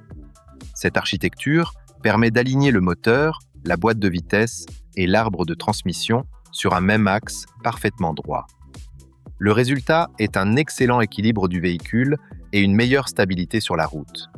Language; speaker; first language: French; native; French